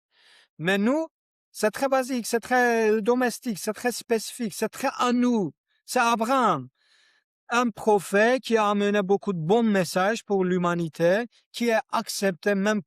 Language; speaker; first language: French; non-native, learner; Kurdish